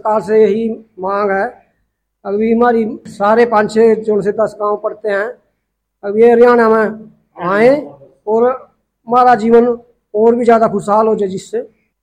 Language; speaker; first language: Hindi; native; Hindi